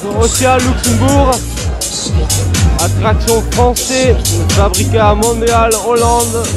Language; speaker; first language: French; non-native, learner; Dutch